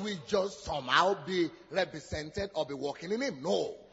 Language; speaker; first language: English; non-native, local second language; Yoruba